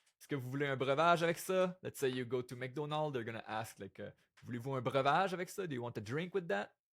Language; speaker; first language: French; native; French